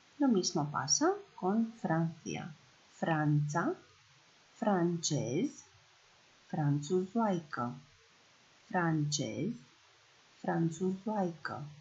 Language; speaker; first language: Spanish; non-native, fluent; Romanian